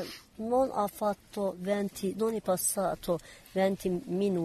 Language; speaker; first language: Italian; non-native, learner; Kurdish